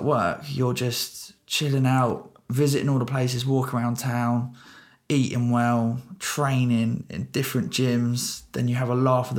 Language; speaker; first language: English; native; English